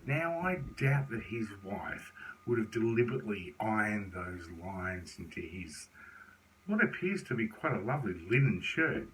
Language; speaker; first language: English; native; English